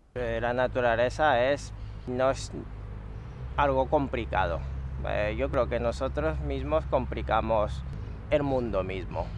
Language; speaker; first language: Spanish; non-native, fluent; Japanese